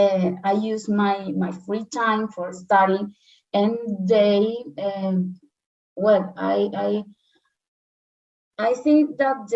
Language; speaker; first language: English; non-native, learner; Spanish